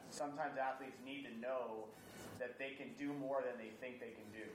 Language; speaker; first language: English; native; English